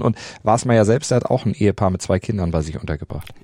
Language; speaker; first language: German; native; German